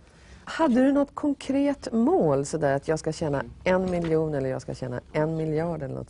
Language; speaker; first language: Swedish; native; Swedish